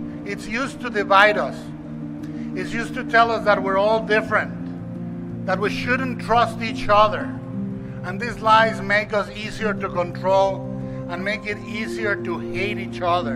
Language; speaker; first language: English; non-native, fluent; Spanish